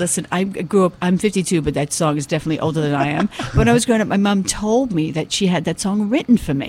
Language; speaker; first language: English; native; English